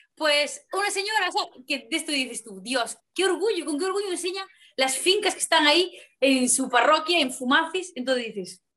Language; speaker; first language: Spanish; native; Spanish